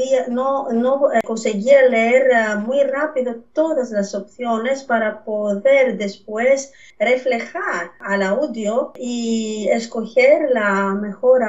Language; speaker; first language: Spanish; non-native, fluent; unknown